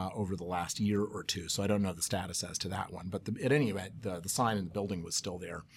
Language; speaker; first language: English; native; English